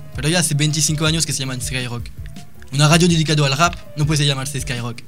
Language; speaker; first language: Spanish; non-native, fluent; French